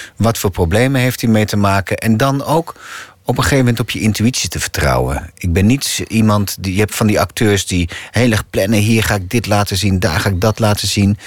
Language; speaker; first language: Dutch; non-native, local second language; Low German